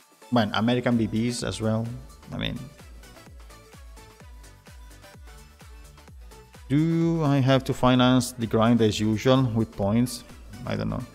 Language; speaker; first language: English; non-native, fluent; Italian